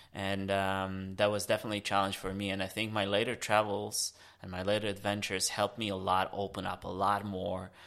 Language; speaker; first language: English; early bilingual, other home language; Romanian